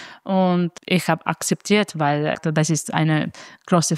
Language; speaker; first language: German; non-native, fluent; Italian